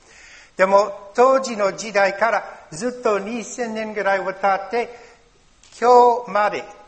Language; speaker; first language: Japanese; non-native, learner; English